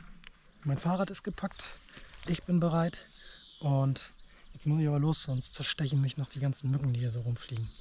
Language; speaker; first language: German; native; German